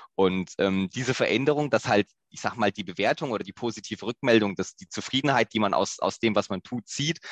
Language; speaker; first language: German; native; German